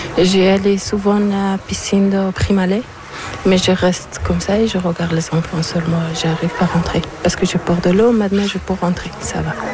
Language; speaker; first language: French; non-native, learner; Persian